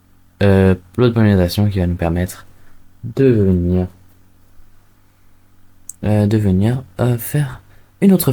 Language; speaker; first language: French; native; French